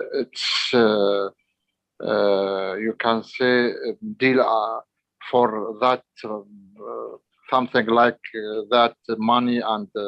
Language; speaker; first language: English; non-native, learner; Arabic